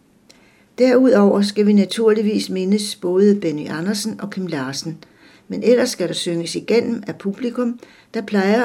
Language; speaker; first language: Danish; native; Danish